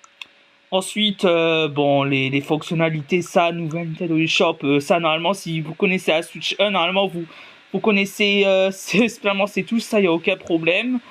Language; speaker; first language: French; native; French